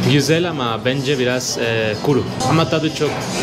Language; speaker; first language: Turkish; non-native, fluent; Spanish